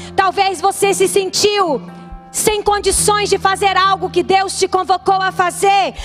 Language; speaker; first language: Portuguese; native; Portuguese